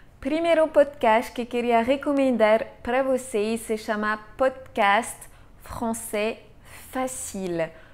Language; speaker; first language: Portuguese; non-native, fluent; French